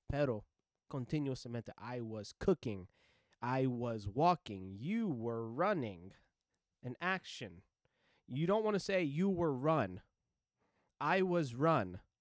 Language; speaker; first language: English; native; English